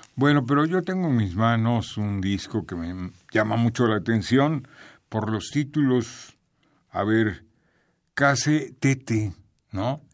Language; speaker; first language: Spanish; native; Spanish